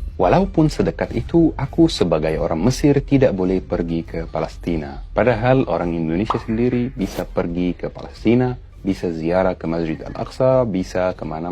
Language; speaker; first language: Indonesian; non-native, fluent; Arabic